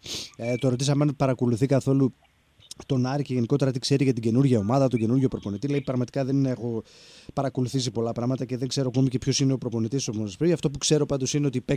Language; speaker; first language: Greek; native; Greek